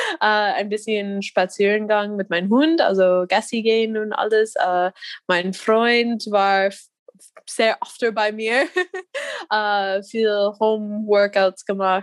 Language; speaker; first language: German; non-native, learner; English